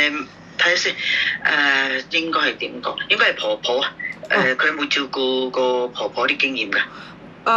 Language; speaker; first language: Cantonese; native; Cantonese